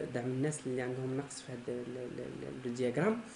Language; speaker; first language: Arabic; native; Arabic